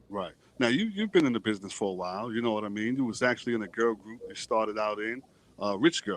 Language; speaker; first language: English; native; English